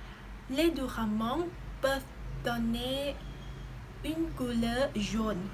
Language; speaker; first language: French; non-native, learner; Thai